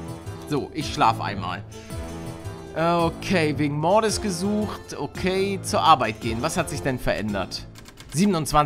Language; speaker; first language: German; native; German